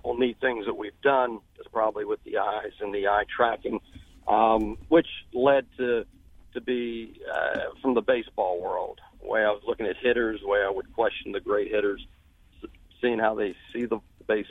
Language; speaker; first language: English; native; English